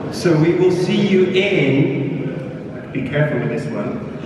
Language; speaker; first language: English; native; English